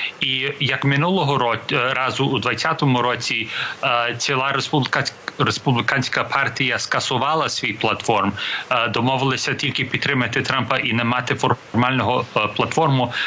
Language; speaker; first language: Ukrainian; early bilingual, heritage; English